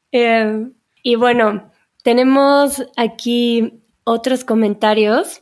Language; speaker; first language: Spanish; native; Spanish